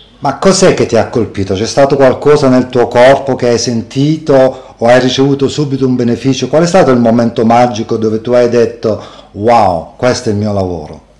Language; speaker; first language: Italian; native; Italian